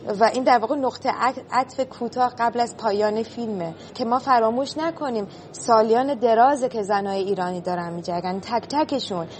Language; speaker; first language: Persian; native; Persian